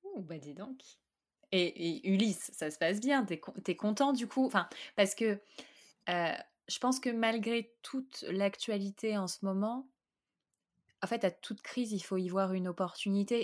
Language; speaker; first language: French; native; French